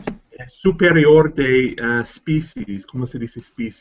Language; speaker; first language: Spanish; non-native, learner; English